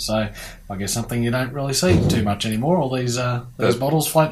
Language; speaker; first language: English; native; English